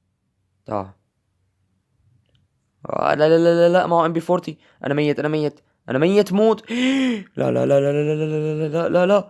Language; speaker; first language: Arabic; native; Arabic